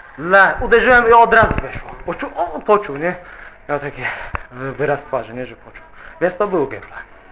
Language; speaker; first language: Polish; non-native, fluent; Chechen